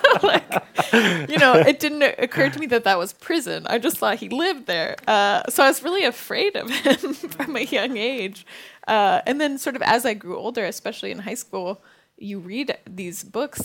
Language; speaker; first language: English; native; English